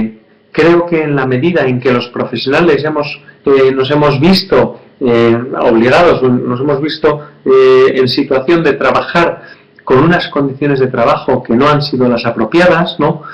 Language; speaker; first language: Spanish; native; Spanish